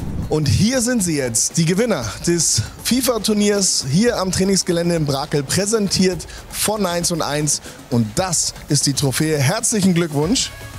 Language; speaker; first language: German; native; German